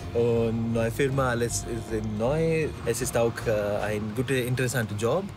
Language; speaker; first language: German; non-native, learner; Malayalam